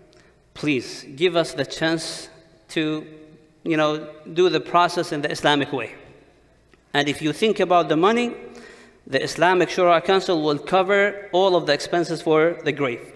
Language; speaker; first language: English; non-native, fluent; Arabic